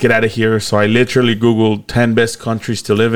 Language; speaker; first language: English; non-native, fluent; Spanish